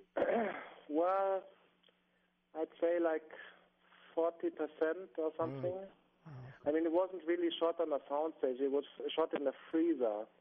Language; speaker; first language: English; non-native, fluent; German